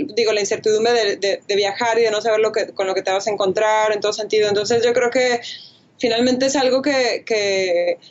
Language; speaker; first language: Spanish; native; Spanish